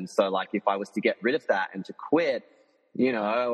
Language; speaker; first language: English; native; English